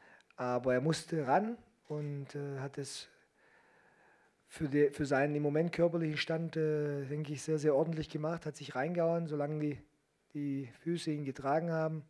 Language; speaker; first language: German; native; German